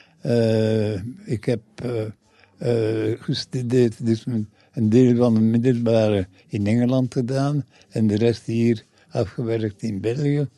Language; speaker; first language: Dutch; non-native, fluent; English